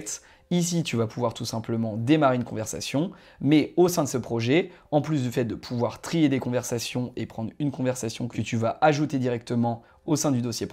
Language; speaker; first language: French; native; French